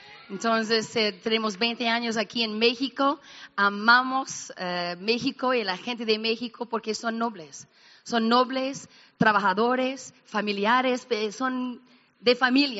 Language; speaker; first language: Spanish; non-native, fluent; English